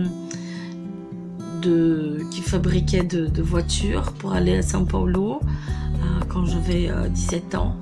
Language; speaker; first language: French; non-native, fluent; Portuguese